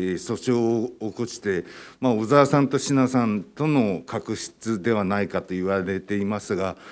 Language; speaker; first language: Japanese; native; Japanese